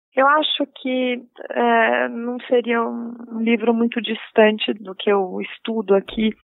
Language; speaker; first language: Portuguese; native; Portuguese